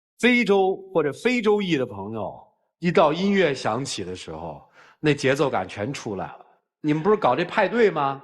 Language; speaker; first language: Chinese; native; Chinese